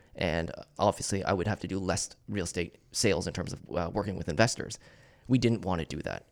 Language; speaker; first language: English; native; English